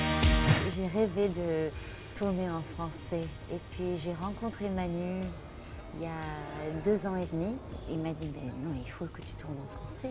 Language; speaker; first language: French; non-native, fluent; English